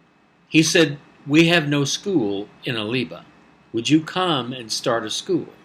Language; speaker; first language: English; native; English